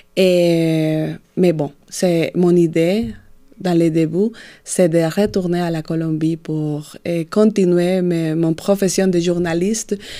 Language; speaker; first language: French; non-native, fluent; Spanish